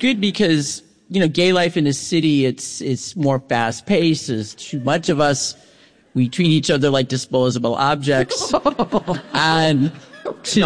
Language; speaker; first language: English; native; English